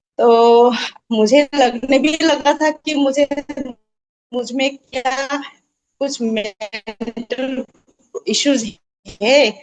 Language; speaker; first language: Hindi; non-native, local second language; Assamese